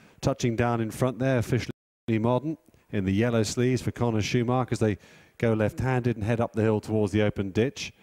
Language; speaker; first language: English; native; English